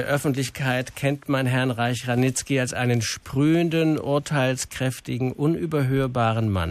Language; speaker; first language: German; native; German